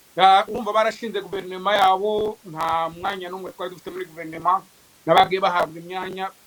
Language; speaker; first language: Kinyarwanda; native; Kinyarwanda